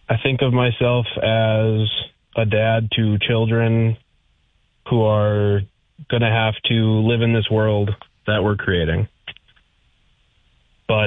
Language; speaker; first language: English; native; English